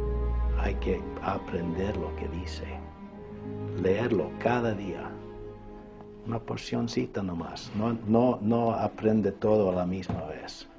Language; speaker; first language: Spanish; non-native, fluent; English